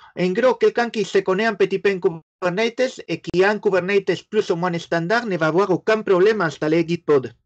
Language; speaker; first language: French; non-native, fluent; Spanish